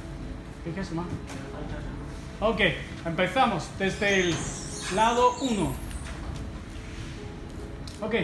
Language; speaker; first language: Spanish; non-native, fluent; Chinese